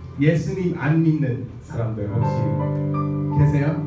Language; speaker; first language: Korean; non-native, fluent; English